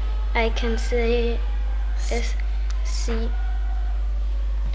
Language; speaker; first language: English; non-native, learner; German